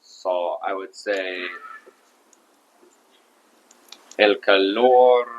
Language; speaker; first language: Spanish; non-native, learner; English